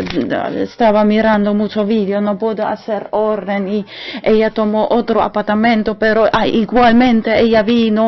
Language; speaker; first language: Spanish; non-native, learner; German